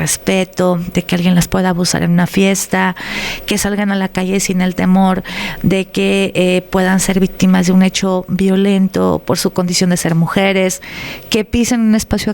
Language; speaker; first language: Spanish; native; Spanish